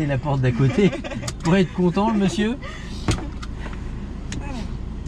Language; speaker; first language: French; native; French